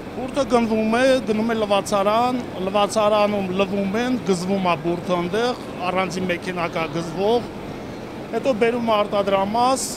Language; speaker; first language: Armenian; native; Armenian